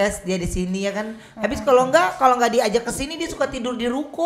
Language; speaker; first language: Indonesian; native; Indonesian